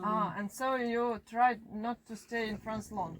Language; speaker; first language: English; non-native, learner; Ukrainian